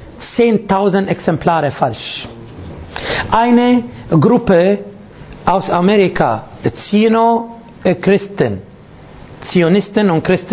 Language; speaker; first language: German; non-native, fluent; Arabic